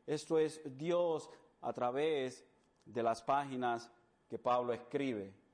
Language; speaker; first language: Spanish; early bilingual, heritage; Spanish